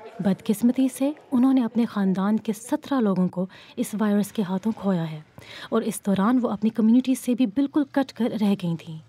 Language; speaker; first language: Urdu; native; Urdu